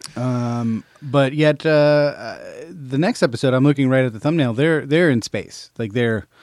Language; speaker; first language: English; native; English